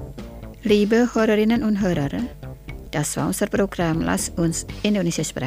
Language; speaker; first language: German; non-native, fluent; Indonesian